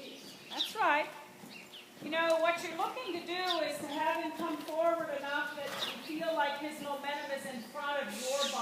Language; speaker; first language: English; native; English